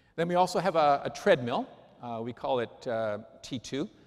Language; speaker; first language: English; native; English